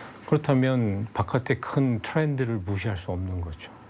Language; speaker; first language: Korean; native; Korean